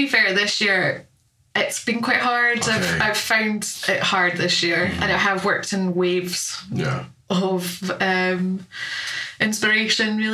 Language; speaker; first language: English; native; English